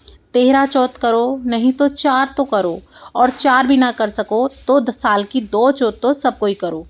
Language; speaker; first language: Hindi; native; Hindi